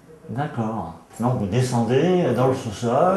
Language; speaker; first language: French; native; French